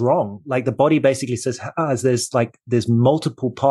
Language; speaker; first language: English; native; English